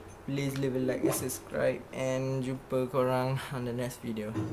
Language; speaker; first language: English; non-native, local second language; Malay